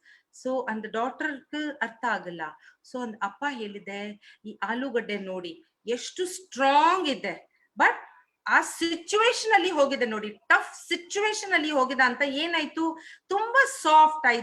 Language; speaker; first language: Kannada; non-native, learner; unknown